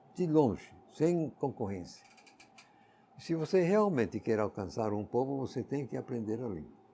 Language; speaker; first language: Portuguese; non-native, fluent; English